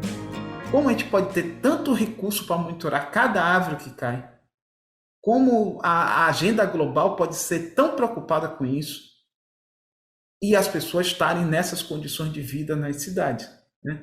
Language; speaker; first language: Portuguese; native; Portuguese